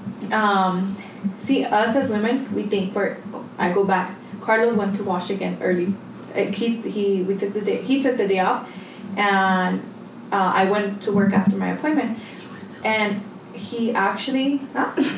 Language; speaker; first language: English; early bilingual, other home language; Spanish